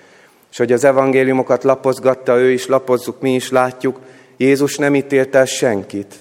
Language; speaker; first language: Hungarian; native; Hungarian